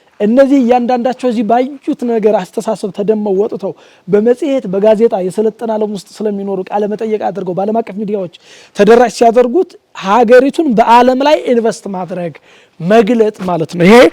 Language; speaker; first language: Amharic; native; Amharic